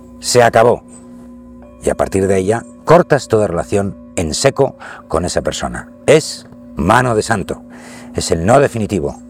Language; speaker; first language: Spanish; native; Spanish